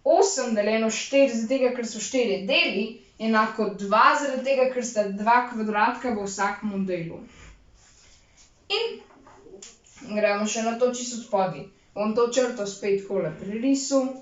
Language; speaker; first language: Slovenian; native; Slovenian